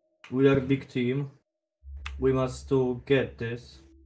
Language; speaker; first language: English; non-native, learner; Polish